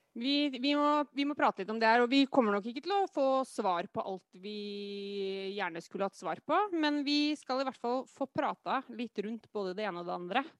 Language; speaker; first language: Norwegian; native; Norwegian